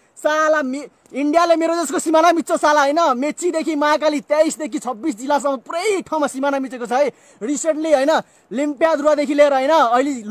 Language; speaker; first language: Nepali; native; Nepali